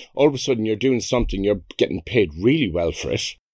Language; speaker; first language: English; native; English